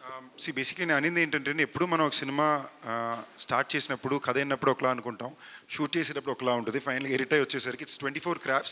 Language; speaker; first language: Telugu; native; Telugu